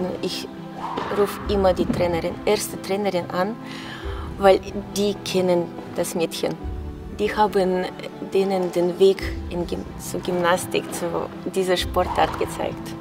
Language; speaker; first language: German; non-native, fluent; Russian